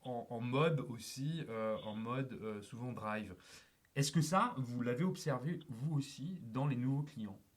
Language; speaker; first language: French; native; French